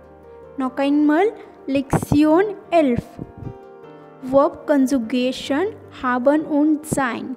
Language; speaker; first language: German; non-native, learner; English